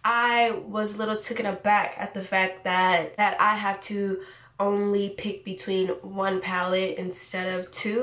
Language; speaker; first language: English; native; English